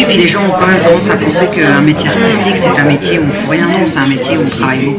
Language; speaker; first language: French; native; French